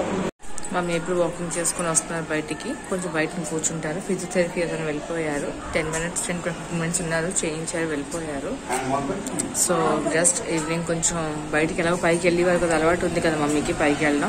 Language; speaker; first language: Telugu; native; Telugu